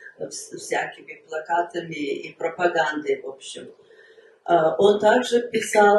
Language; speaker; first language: Russian; early bilingual, heritage; Russian